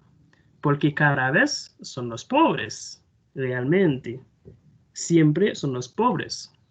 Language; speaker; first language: Spanish; non-native, fluent; Haitian Creole